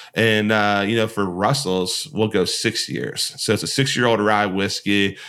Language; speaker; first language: English; native; English